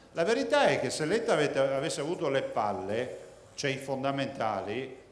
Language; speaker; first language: Italian; non-native, local second language; Venetian